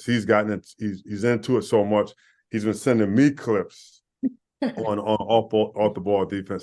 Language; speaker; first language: English; native; English